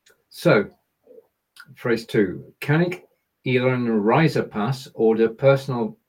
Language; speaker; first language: German; non-native, learner; English